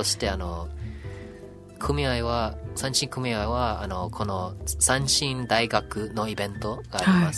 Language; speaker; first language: Japanese; non-native, learner; English